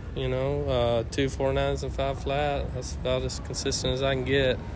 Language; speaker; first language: English; native; English